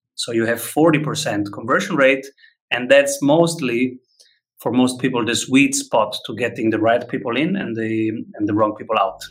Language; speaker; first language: English; non-native, fluent; Italian